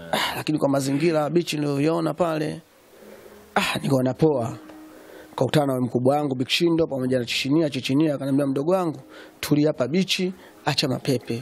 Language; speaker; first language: Swahili; native; Swahili